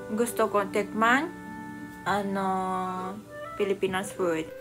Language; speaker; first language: Filipino; non-native, learner; Japanese